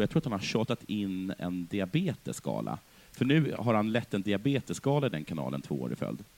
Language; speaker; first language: Swedish; native; Swedish